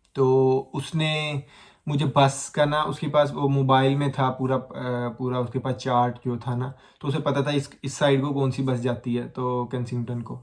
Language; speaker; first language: Hindi; non-native, local second language; Punjabi